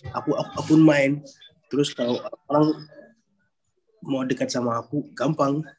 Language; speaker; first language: Indonesian; non-native, learner; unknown